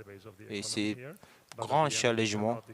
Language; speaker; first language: French; non-native, learner; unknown